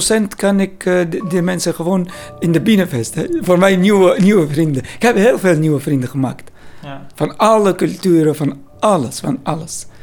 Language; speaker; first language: Dutch; non-native, learner; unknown